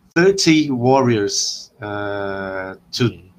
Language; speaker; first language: English; non-native, fluent; Portuguese